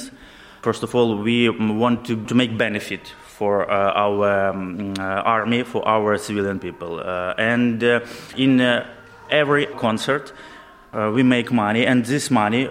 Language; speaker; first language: English; non-native, learner; Ukrainian